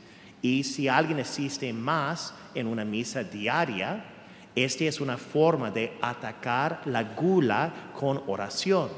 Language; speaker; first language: Spanish; non-native, fluent; English